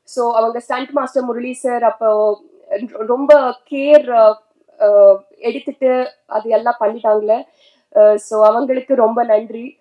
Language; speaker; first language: Tamil; non-native, learner; Telugu